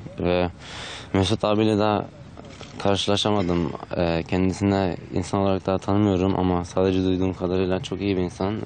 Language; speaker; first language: Turkish; early bilingual, heritage; Turkish